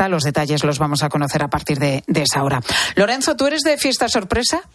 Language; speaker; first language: Spanish; native; Spanish